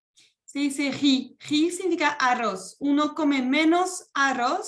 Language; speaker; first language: Spanish; non-native, fluent; French